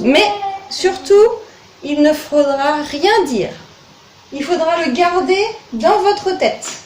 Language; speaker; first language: French; native; French